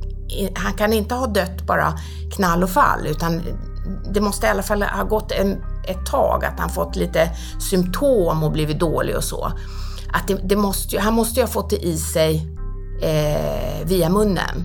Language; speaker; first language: Swedish; native; Swedish